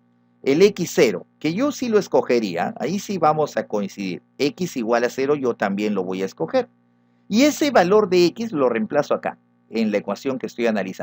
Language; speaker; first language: Spanish; native; Spanish